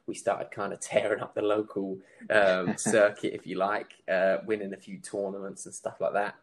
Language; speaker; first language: English; native; English